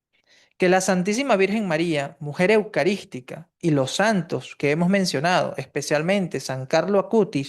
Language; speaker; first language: Spanish; native; Spanish